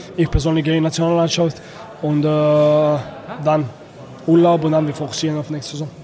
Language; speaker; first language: German; non-native, learner; Croatian